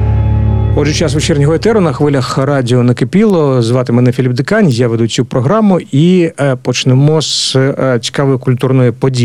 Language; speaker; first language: Ukrainian; native; Ukrainian